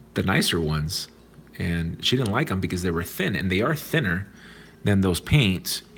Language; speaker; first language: English; early bilingual, other home language; Spanish